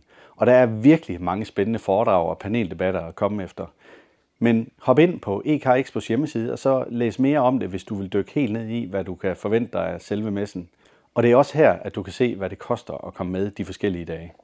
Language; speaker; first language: Danish; native; Danish